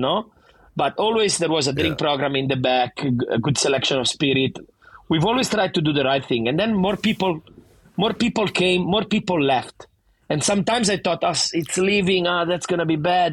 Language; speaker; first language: English; non-native, fluent; Italian